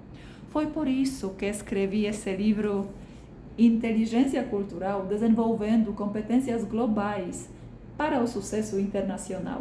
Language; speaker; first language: Portuguese; non-native, fluent; Polish